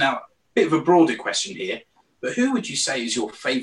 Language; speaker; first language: English; native; English